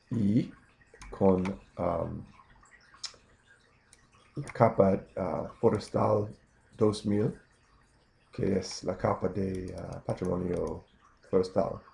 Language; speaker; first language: Spanish; non-native, fluent; English